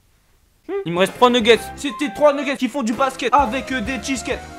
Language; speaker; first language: French; native; French